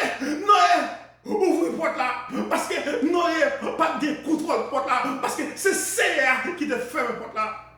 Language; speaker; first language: French; non-native, local second language; Haitian Creole